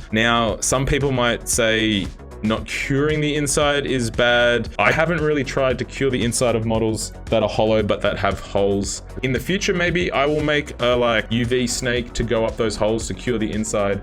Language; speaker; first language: English; native; English